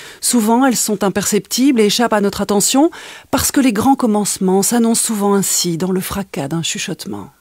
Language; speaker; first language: French; native; French